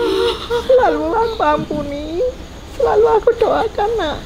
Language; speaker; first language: Indonesian; native; Indonesian